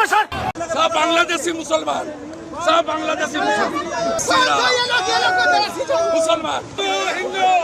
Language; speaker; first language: Hindi; non-native, local second language; Bangla